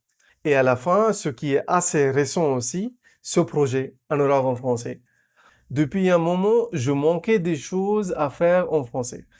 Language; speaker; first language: French; non-native, fluent; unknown